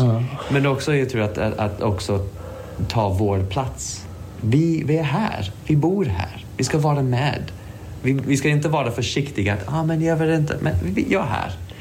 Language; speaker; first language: Swedish; non-native, fluent; English